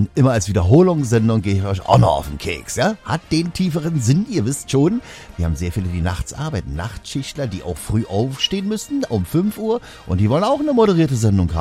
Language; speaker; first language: German; native; German